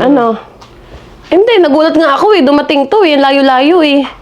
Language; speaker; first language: Filipino; native; Filipino